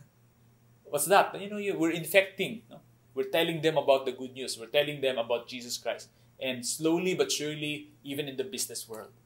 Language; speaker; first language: English; non-native, local second language; Cebuano